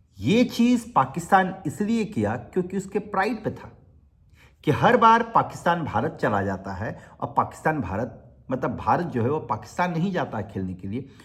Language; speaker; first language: Hindi; native; Hindi